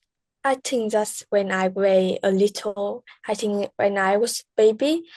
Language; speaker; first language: English; non-native, learner; Vietnamese